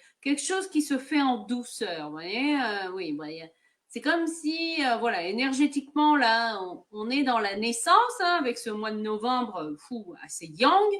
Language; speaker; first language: French; native; French